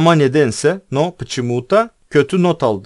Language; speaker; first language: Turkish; non-native, fluent; Russian